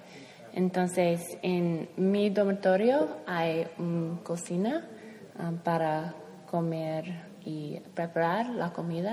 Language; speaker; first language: Spanish; non-native, learner; English